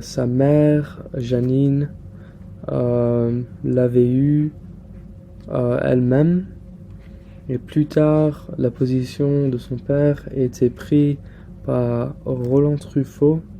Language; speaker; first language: French; non-native, learner; English